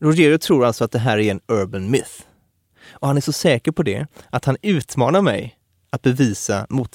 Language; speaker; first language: Swedish; native; Swedish